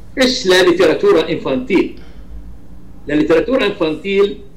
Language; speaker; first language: Spanish; non-native, fluent; Arabic